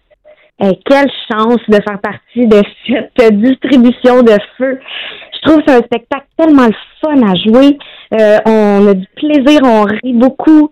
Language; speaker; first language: French; native; French